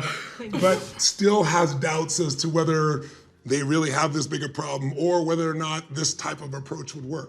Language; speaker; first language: English; native; English